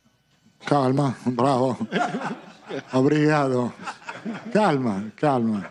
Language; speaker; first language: Portuguese; non-native, learner; Italian